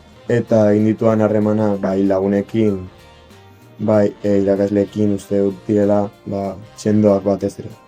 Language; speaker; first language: Basque; non-native, local second language; Spanish